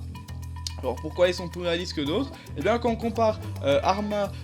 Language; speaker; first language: French; native; French